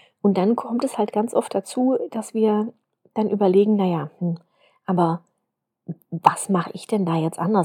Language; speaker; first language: German; native; German